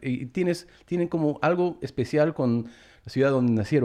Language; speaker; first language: Spanish; early bilingual, heritage; Spanish